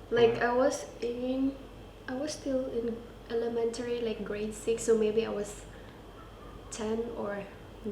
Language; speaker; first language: English; non-native, local second language; Cebuano